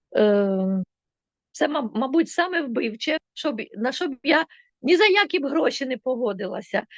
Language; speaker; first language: Ukrainian; non-native, local second language; Russian